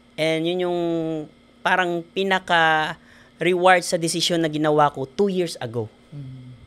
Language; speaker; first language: Filipino; non-native, local second language; Hiligaynon